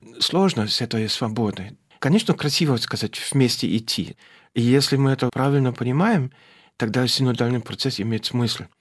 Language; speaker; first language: Russian; non-native, fluent; German